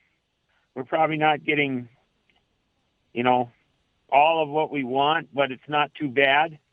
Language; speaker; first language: English; native; English